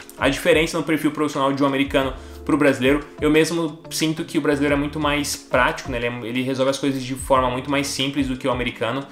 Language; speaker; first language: Portuguese; native; Portuguese